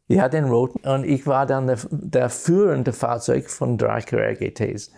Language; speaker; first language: German; non-native, fluent; English